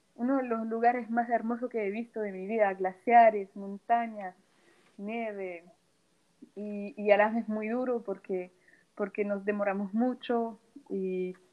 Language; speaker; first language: Spanish; non-native, fluent; French